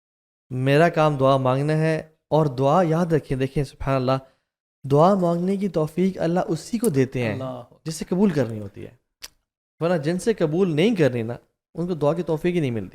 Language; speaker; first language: Urdu; native; Urdu